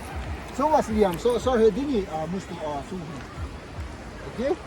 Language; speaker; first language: German; native; German